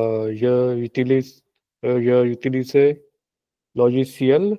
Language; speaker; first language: French; non-native, learner; Punjabi